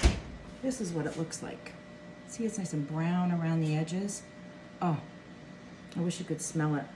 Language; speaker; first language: English; native; English